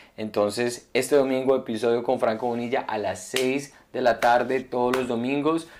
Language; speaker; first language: Spanish; native; Spanish